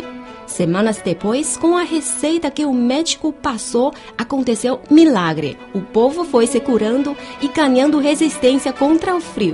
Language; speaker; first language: Portuguese; non-native, fluent; Chinese